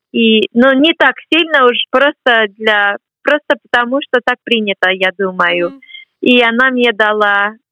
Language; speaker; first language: Russian; non-native, fluent; English